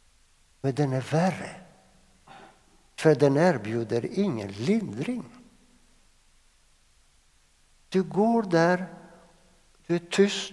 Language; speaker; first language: Swedish; non-native, fluent; Greek